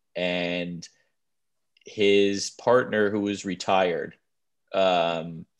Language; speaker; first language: English; native; English